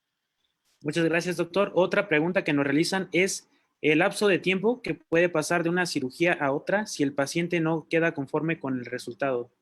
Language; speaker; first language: Spanish; native; Spanish